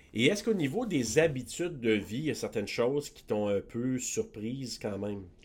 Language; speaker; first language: French; native; French